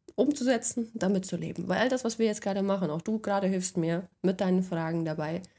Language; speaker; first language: German; native; German